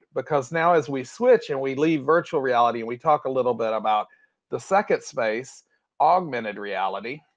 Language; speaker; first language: English; native; English